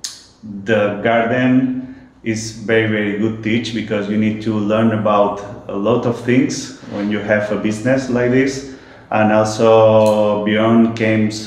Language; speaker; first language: English; non-native, learner; Spanish